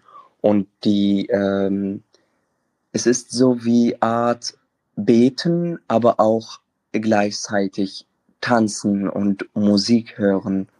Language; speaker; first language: German; non-native, fluent; Arabic